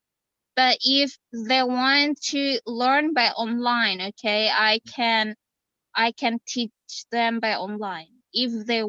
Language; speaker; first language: English; non-native, fluent; Indonesian